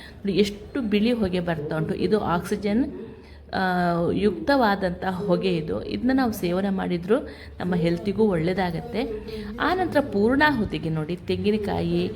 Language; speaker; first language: Kannada; native; Kannada